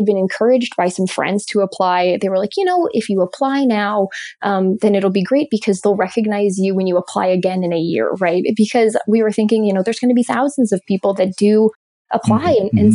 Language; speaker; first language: English; native; English